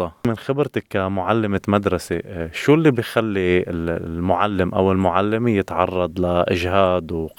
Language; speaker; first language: Arabic; native; Arabic